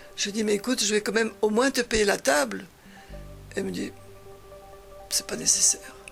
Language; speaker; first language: French; native; French